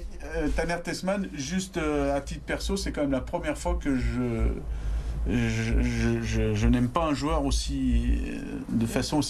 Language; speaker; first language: French; native; French